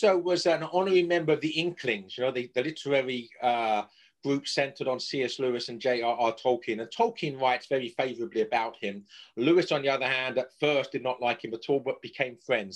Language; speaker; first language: English; native; English